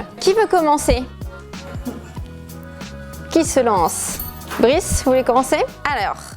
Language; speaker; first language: French; native; French